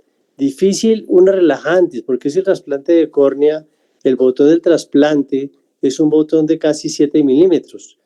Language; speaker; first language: Spanish; native; Spanish